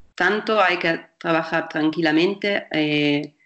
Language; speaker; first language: Spanish; non-native, fluent; German